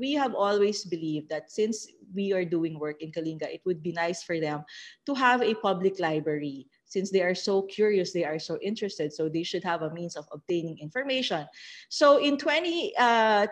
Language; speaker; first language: English; non-native, local second language; Filipino